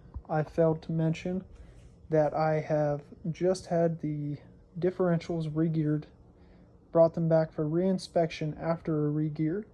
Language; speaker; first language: English; native; English